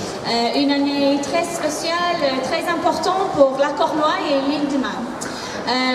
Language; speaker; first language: French; non-native, fluent; English